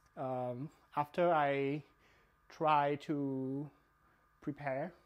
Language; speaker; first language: English; non-native, fluent; Thai